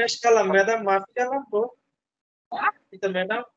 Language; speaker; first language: Arabic; non-native, learner; Bangla